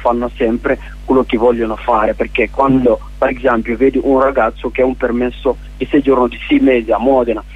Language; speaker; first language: Italian; non-native, learner; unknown